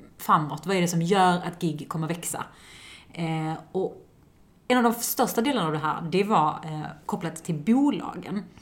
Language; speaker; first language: Swedish; early bilingual, other home language; Persian